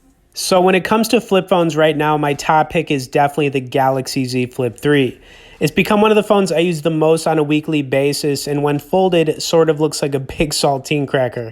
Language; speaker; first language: English; native; English